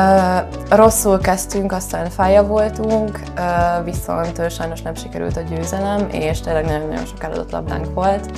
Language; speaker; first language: Hungarian; native; Hungarian